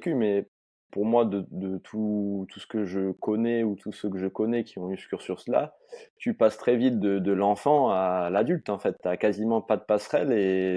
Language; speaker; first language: French; native; French